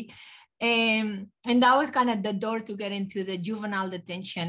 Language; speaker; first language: English; non-native, fluent; Spanish